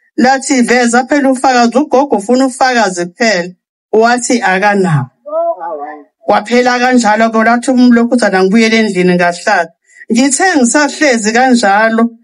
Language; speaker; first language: Zulu; native; Zulu